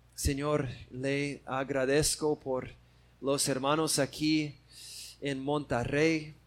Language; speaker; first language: Spanish; non-native, fluent; English